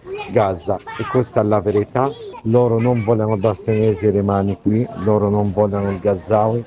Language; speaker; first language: Italian; non-native, learner; Arabic